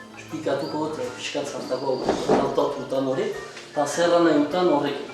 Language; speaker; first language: Basque; native; Basque